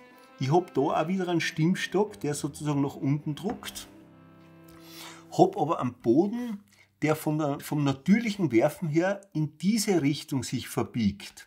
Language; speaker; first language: German; native; German